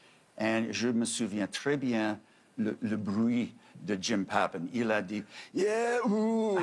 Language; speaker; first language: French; non-native, fluent; English